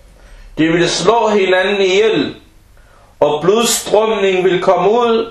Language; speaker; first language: Danish; early bilingual, other home language; Arabic